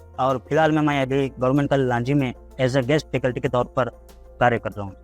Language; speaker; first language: Hindi; native; Hindi